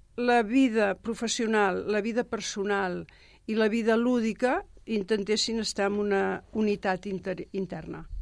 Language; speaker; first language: Catalan; native; Catalan